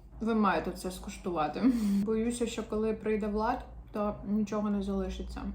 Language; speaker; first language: Ukrainian; non-native, local second language; Russian